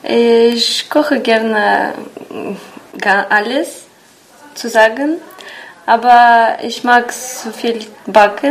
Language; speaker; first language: German; non-native, learner; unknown